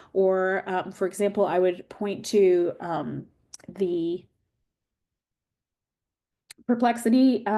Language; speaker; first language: English; native; English